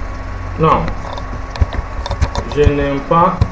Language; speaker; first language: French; non-native, learner; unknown